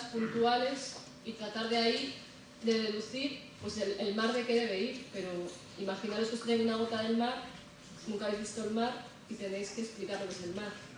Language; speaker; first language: Spanish; native; Spanish